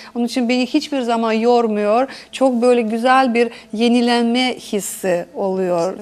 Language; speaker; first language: Turkish; non-native, fluent; Russian